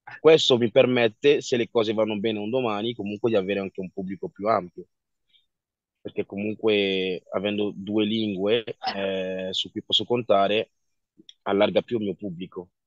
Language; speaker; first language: Italian; early bilingual, other home language; French